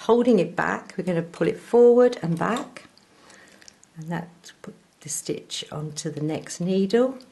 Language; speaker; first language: English; native; English